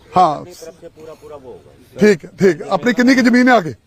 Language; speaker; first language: Hindi; non-native, local second language; Punjabi